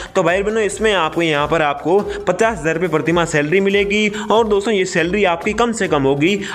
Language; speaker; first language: Hindi; native; Hindi